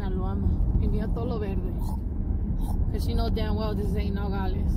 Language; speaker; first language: English; early bilingual, other home language; Spanish